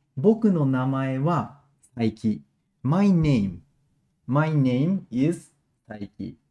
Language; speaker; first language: Japanese; native; Japanese